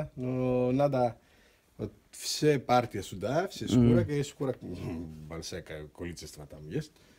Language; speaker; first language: Russian; non-native, learner; Greek